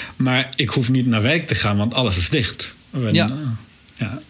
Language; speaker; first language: Dutch; non-native, fluent; Arabic